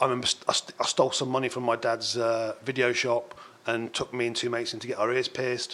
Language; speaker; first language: English; native; English